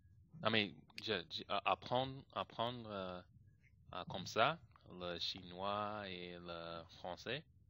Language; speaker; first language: French; non-native, learner; English